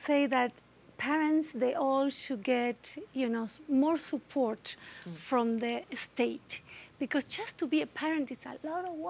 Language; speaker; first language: English; non-native, fluent; Spanish